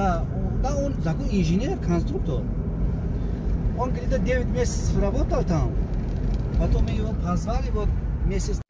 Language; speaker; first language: Russian; non-native, local second language; Tajik